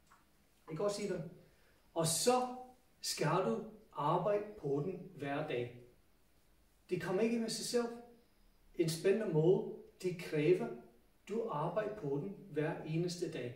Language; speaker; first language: Danish; non-native, fluent; English